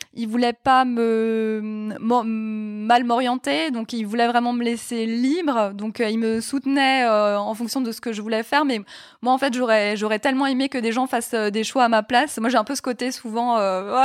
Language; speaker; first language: French; native; French